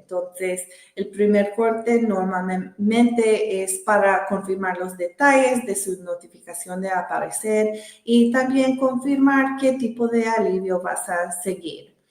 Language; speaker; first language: Spanish; early bilingual, heritage; Spanish